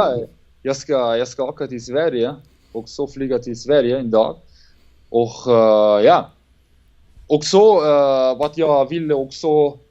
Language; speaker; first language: Swedish; non-native, learner; German